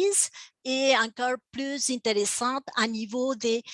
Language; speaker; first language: French; non-native, fluent; Spanish